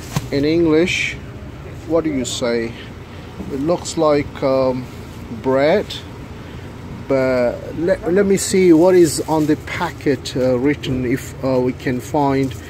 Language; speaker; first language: English; non-native, local second language; Punjabi